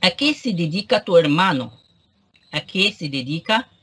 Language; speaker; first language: Spanish; non-native, fluent; Arabic